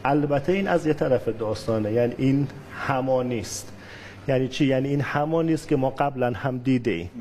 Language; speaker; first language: Persian; native; Persian